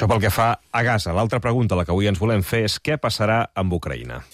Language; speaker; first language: Catalan; native; Catalan